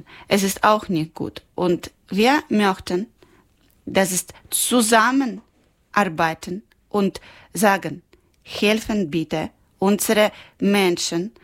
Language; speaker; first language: German; non-native, learner; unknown